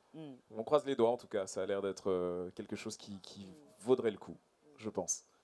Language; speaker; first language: French; native; French